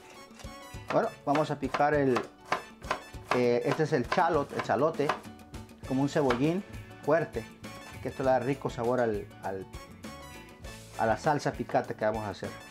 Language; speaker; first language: Spanish; native; Spanish